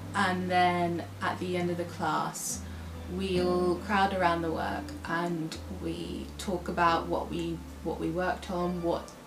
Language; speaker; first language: English; native; English